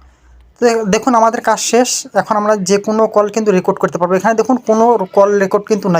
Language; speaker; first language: Bangla; native; Bangla